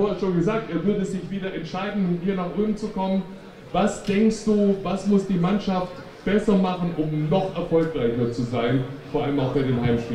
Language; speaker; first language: German; native; German